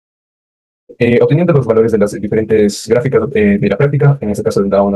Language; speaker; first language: Spanish; native; Spanish